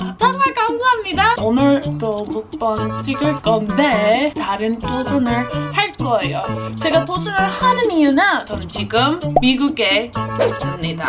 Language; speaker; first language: Korean; non-native, fluent; English